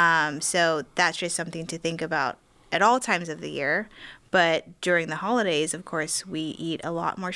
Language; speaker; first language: English; native; English